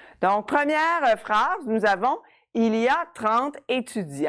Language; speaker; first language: French; non-native, fluent; English